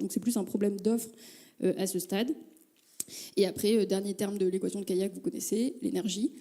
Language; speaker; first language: French; native; French